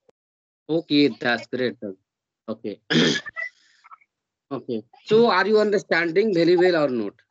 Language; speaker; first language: English; non-native, learner; Hindi